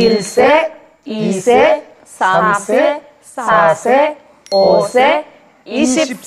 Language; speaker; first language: Korean; non-native, learner; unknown